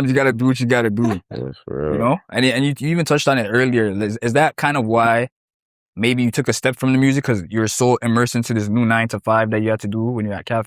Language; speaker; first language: English; native; English